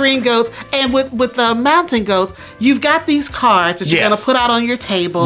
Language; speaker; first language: English; native; English